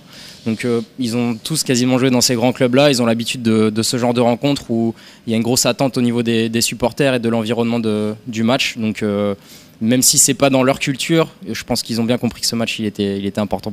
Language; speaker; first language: French; native; French